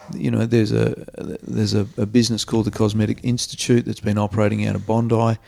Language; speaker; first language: English; native; English